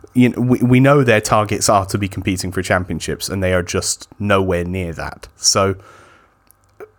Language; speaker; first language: English; native; English